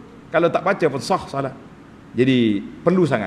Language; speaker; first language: Malay; native; Malay